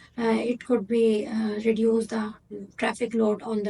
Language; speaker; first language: English; non-native, learner; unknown